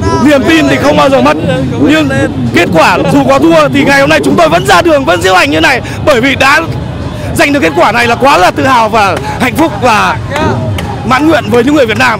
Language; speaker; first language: Vietnamese; native; Vietnamese